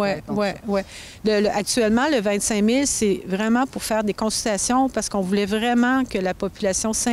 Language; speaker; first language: French; native; French